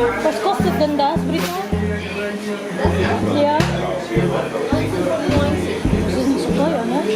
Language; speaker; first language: German; non-native, learner; Cebuano